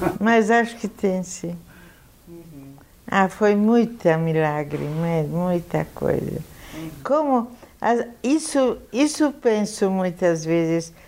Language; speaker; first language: Portuguese; non-native, fluent; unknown